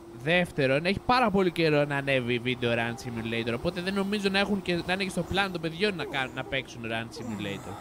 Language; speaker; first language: Greek; native; Greek